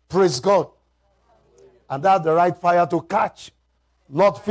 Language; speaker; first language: English; non-native, local second language; Yoruba